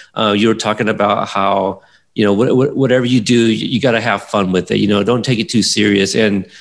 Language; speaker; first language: English; native; English